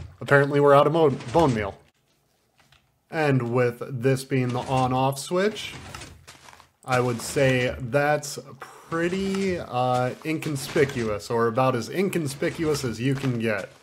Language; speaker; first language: English; native; English